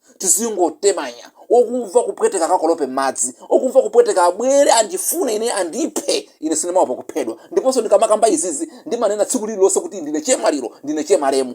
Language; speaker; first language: Nyanja; non-native, local second language; Yao